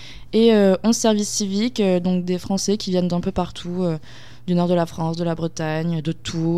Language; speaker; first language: French; native; French